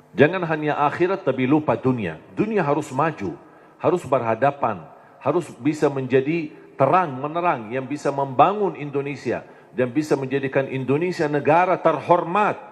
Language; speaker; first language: Indonesian; non-native, fluent; Arabic